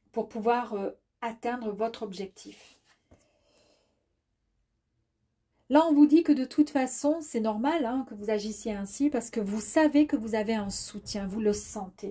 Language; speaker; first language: French; native; French